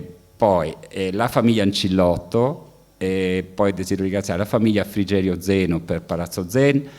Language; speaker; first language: Italian; native; Italian